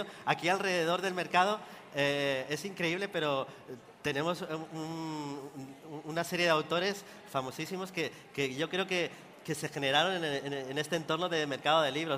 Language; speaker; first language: Spanish; native; Spanish